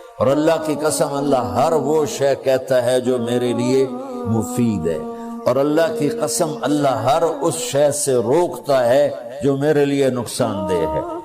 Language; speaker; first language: Urdu; non-native, local second language; Punjabi